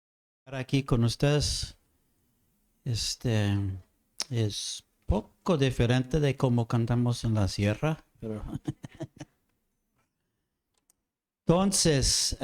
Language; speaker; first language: Spanish; non-native, fluent; English